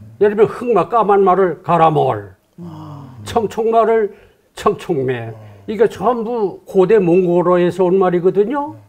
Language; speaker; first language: Korean; native; Korean